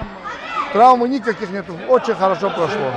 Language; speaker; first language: Russian; native; Russian